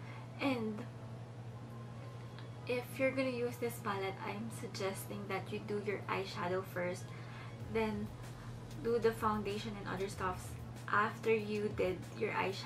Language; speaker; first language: English; non-native, local second language; Filipino